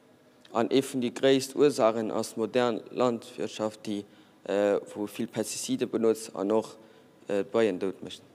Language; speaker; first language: German; non-native, learner; Portuguese